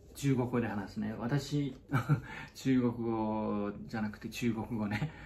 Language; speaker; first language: Japanese; non-native, fluent; Chinese